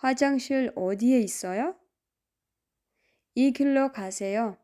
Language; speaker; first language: Korean; non-native, fluent; Kyrgyz